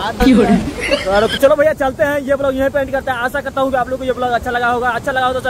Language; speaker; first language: Hindi; native; Hindi